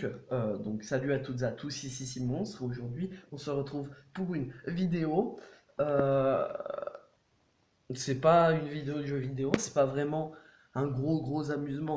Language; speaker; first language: French; native; French